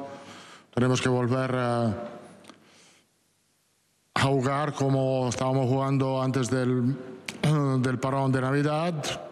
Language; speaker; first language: Spanish; non-native, fluent; Italian